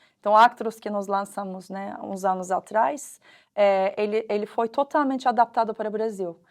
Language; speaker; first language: Portuguese; non-native, fluent; Turkish